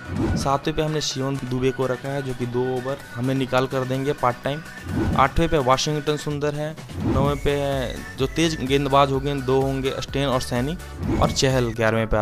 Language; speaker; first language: Hindi; native; Hindi